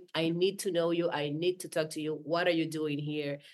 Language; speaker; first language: English; non-native, fluent; Spanish